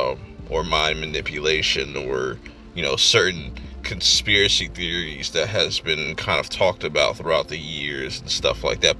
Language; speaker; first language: English; native; English